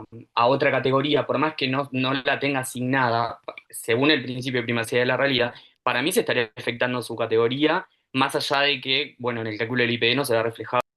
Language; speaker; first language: Spanish; native; Spanish